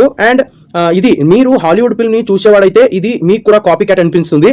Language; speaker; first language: Telugu; non-native, learner; Kannada